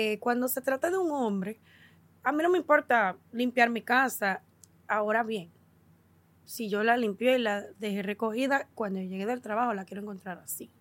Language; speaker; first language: Spanish; early bilingual, heritage; Spanish